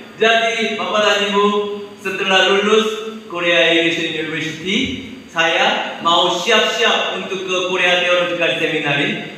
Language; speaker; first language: Indonesian; non-native, fluent; Korean